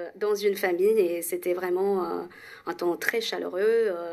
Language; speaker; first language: French; non-native, fluent; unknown